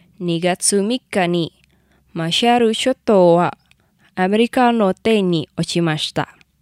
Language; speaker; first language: Japanese; non-native, fluent; Indonesian